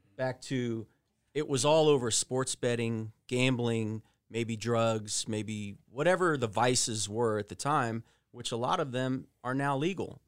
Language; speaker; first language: English; early bilingual, other home language; Italian